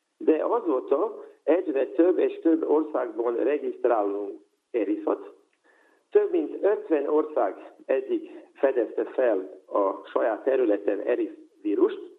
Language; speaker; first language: Hungarian; non-native, local second language; Serbian